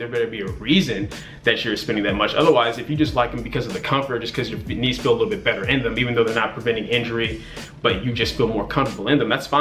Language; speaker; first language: English; native; English